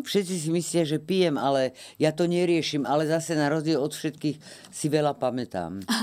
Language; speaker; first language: Slovak; native; Slovak